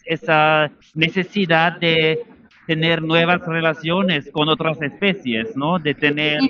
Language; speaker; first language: Spanish; non-native, fluent; German